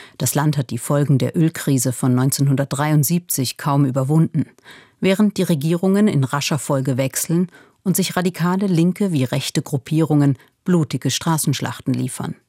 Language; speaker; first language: German; native; German